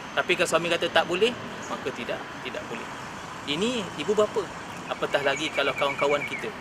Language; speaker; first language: Malay; native; Malay